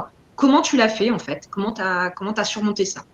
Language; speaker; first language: French; native; French